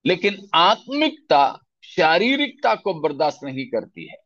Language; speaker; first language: Hindi; non-native, local second language; Malayalam